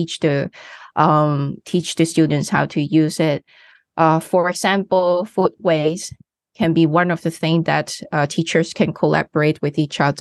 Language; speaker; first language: English; non-native, local second language; Cantonese